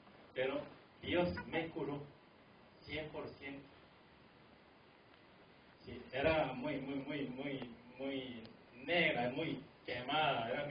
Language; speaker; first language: Spanish; non-native, fluent; Korean